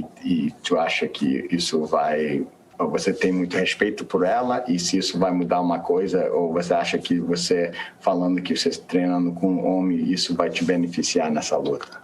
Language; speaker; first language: Portuguese; non-native, fluent; English